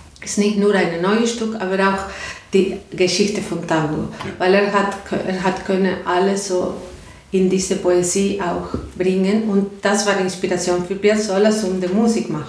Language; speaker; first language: German; non-native, learner; Spanish